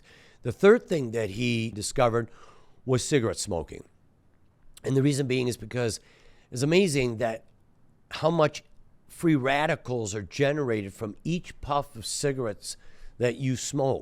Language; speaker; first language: English; native; English